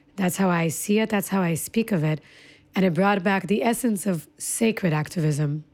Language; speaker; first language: English; early bilingual, other home language; Hebrew